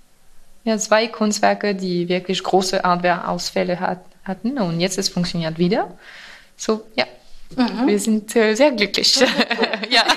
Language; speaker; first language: German; non-native, fluent; French